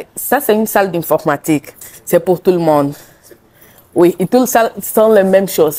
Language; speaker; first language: French; non-native, learner; Portuguese